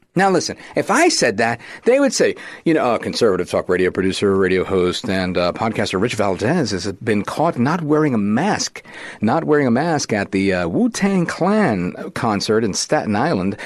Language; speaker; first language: English; native; English